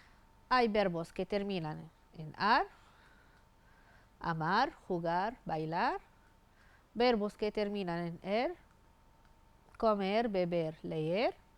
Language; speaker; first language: Spanish; non-native, fluent; Arabic